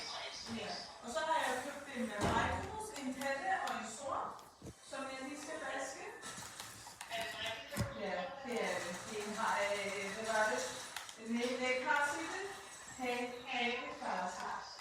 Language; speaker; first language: Danish; early bilingual, other home language; Turkish